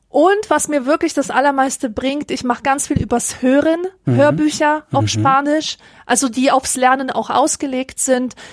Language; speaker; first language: German; early bilingual, other home language; Polish